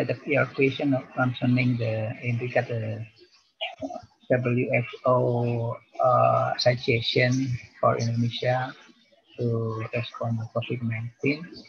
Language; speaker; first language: English; non-native, fluent; Indonesian